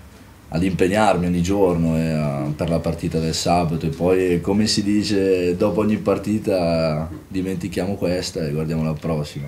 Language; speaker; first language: Italian; native; Italian